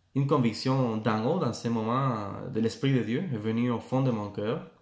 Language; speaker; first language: French; non-native, fluent; Spanish